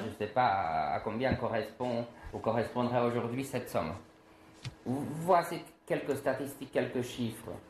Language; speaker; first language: French; non-native, fluent; Slovak